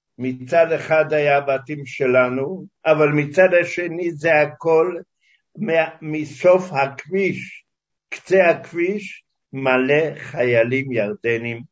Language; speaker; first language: Hebrew; early bilingual, other home language; Hungarian